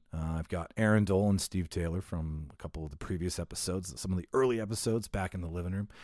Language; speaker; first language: English; native; English